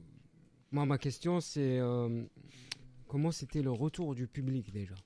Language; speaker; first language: French; native; French